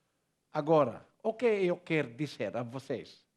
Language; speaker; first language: Portuguese; non-native, learner; Filipino